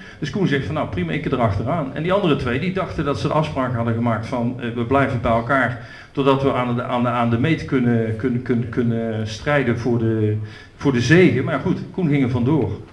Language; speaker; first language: Dutch; native; Dutch